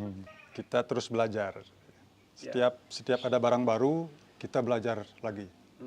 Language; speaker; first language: Indonesian; non-native, local second language; Balinese